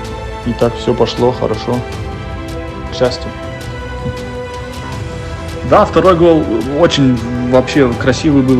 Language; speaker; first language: Russian; early bilingual, heritage; German